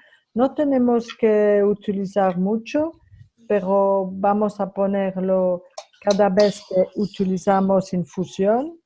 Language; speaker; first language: Spanish; non-native, fluent; French